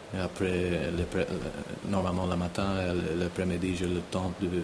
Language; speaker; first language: French; non-native, learner; English